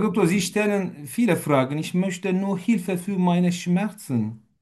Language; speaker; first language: German; non-native, learner; Turkish